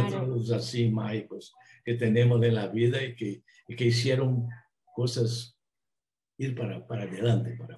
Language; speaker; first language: Spanish; non-native, fluent; Portuguese